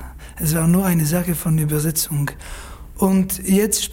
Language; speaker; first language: German; non-native, learner; French